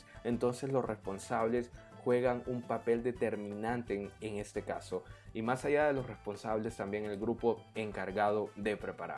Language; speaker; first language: Spanish; native; Spanish